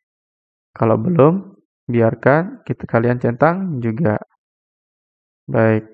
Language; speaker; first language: Indonesian; native; Indonesian